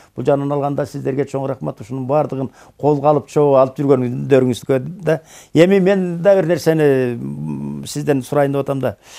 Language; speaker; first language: Kyrgyz; native; Kyrgyz